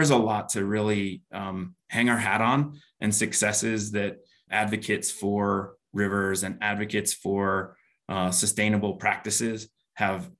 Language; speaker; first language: English; native; English